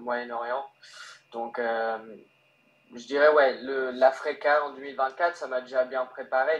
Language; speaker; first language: French; early bilingual, heritage; French